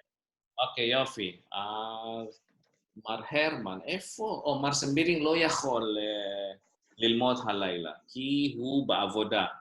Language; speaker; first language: Hebrew; non-native, fluent; Indonesian